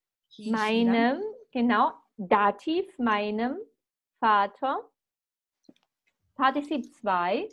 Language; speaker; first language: German; non-native, fluent; Spanish